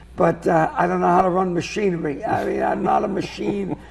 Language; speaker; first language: English; native; English